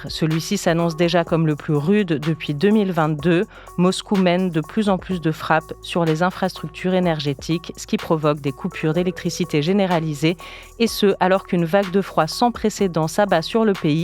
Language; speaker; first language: French; native; French